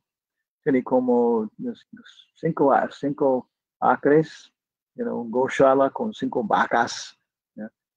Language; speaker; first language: Spanish; non-native, fluent; English